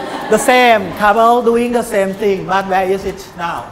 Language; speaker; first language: English; non-native, fluent; Thai